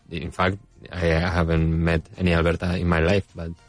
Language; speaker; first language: English; non-native, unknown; Spanish